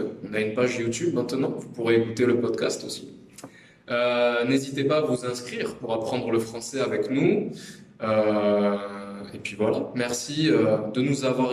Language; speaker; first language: French; native; French